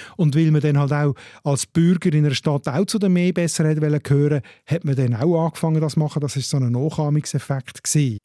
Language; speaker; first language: German; native; German